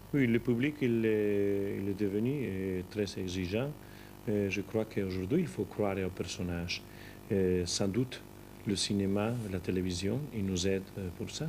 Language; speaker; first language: French; non-native, fluent; Spanish